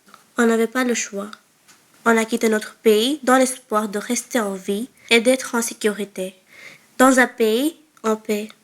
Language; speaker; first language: French; early bilingual, other home language; Bangla